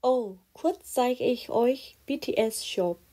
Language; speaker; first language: German; non-native, learner; Korean